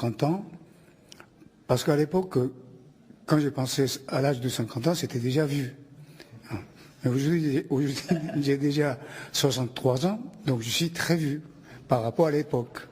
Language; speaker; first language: French; non-native, fluent; Japanese